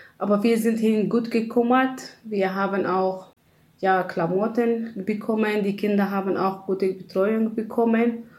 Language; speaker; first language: German; non-native, learner; Arabic